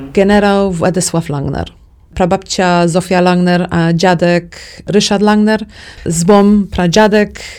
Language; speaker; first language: Polish; early bilingual, heritage; Polish